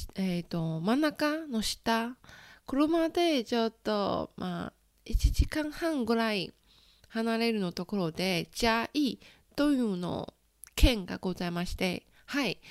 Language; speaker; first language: Japanese; non-native, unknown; Chinese